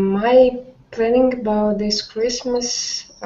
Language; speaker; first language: English; non-native, learner; Russian